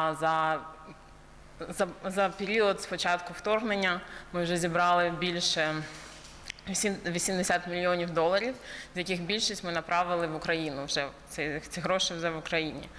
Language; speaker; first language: Ukrainian; early bilingual, heritage; Ukrainian